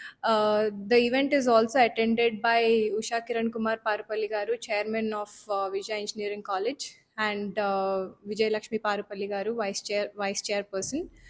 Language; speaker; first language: English; non-native, local second language; Telugu